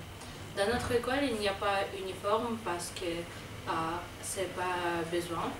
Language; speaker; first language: French; non-native, learner; Russian